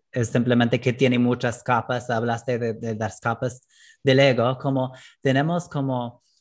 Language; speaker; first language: Spanish; non-native, fluent; English